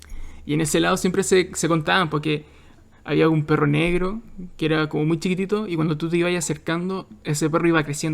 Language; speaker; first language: Spanish; native; Spanish